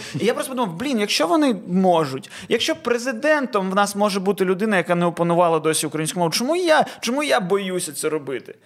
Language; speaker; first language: Ukrainian; non-native, local second language; Russian